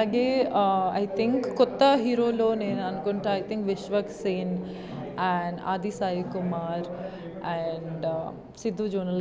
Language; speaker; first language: Telugu; non-native, local second language; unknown